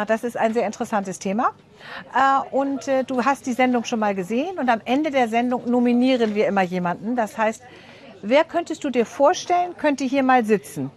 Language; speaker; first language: German; native; German